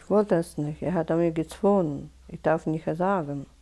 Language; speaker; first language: German; non-native, learner; Russian